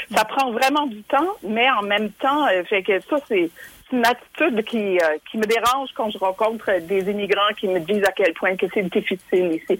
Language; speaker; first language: French; non-native, fluent; German